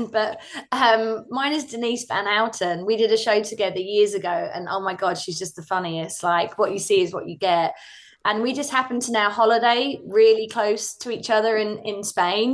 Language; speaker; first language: English; native; English